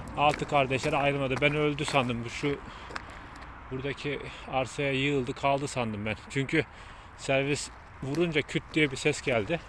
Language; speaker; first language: Turkish; native; Turkish